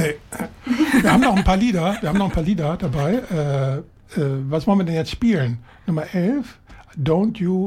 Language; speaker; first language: German; native; German